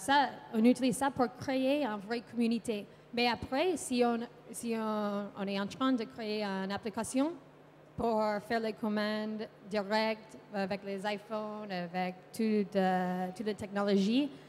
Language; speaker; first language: French; non-native, fluent; English